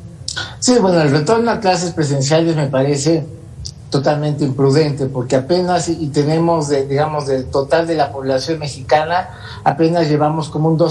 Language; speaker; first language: Spanish; native; Spanish